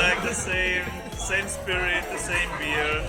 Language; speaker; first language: English; non-native, fluent; German